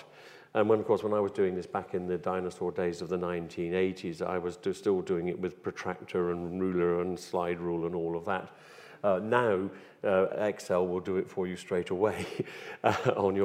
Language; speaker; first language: English; native; English